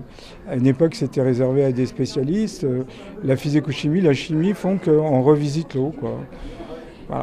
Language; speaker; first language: French; native; French